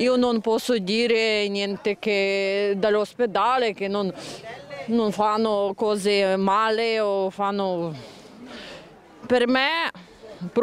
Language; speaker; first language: Italian; non-native, learner; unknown